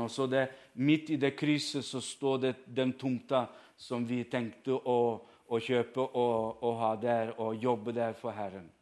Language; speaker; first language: Norwegian; non-native, fluent; Ukrainian